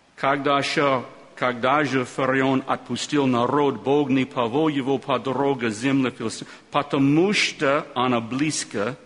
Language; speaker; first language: Russian; non-native, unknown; English